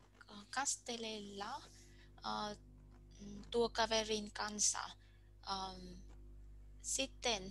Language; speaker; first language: Finnish; non-native, learner; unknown